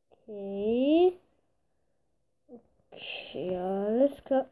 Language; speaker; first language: German; early bilingual, other home language; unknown